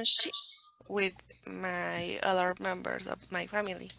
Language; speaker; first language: English; non-native, learner; Spanish